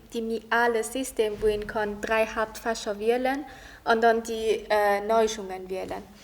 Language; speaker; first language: Luxembourgish; early bilingual, other home language; Persian